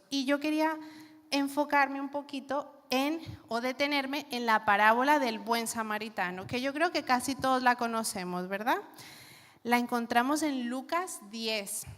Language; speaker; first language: Spanish; native; Spanish